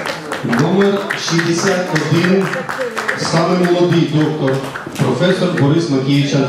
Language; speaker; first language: Ukrainian; native; Ukrainian